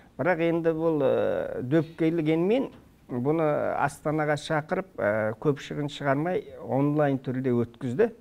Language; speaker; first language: Kazakh; early bilingual, heritage; Kazakh